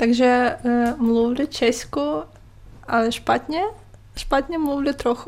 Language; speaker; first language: Czech; non-native, learner; Ukrainian